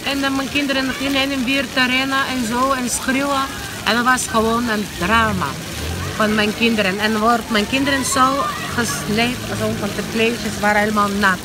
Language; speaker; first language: Dutch; non-native, learner; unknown